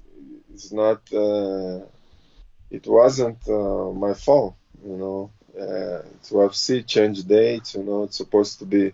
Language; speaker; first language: English; non-native, learner; Portuguese